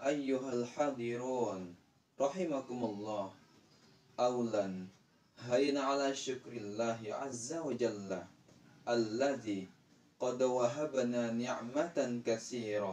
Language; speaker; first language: Arabic; non-native, learner; Indonesian